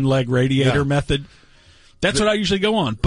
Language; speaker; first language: English; native; English